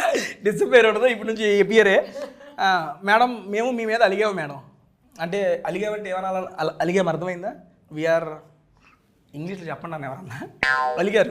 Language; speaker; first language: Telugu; native; Telugu